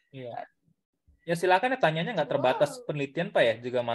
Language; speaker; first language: Indonesian; native; Indonesian